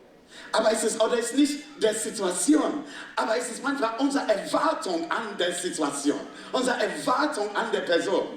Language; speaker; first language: German; non-native, fluent; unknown